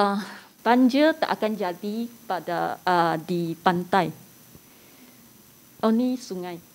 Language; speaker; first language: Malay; non-native, local second language; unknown